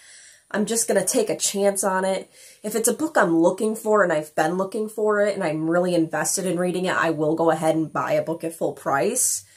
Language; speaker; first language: English; native; English